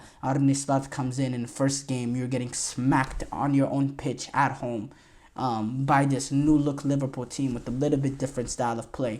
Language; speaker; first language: English; native; English